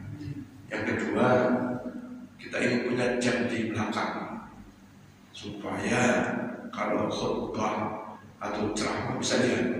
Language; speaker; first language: Indonesian; native; Indonesian